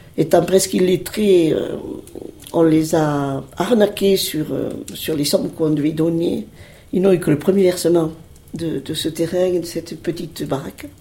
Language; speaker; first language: French; early bilingual, other home language; Spanish